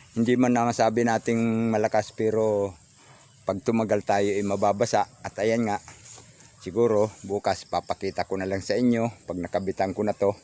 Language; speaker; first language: Filipino; non-native, local second language; Cebuano